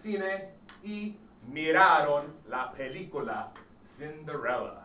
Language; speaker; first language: Spanish; non-native, fluent; English